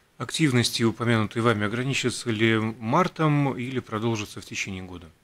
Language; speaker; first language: Russian; native; Russian